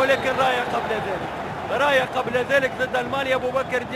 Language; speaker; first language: Arabic; native; Arabic